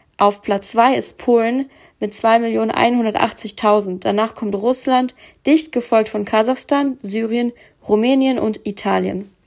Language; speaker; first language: German; early bilingual, other home language; Russian